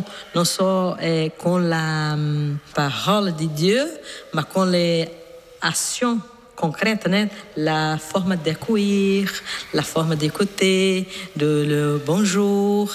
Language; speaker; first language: French; non-native, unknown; Portuguese